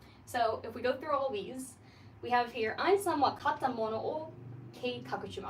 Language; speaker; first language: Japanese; non-native, fluent; English